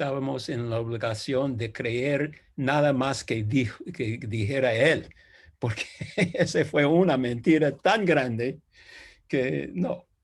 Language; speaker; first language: Spanish; non-native, fluent; English